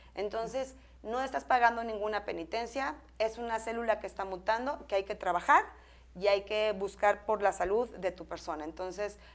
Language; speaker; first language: Spanish; native; Spanish